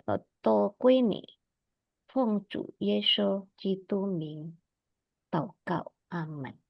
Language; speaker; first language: Chinese; non-native, learner; Indonesian